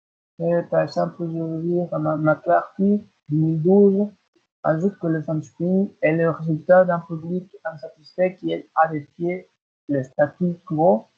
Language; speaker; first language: French; non-native, learner; Spanish